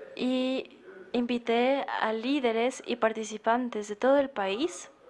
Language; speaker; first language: Spanish; non-native, fluent; German